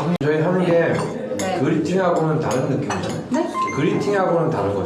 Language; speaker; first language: Korean; native; Korean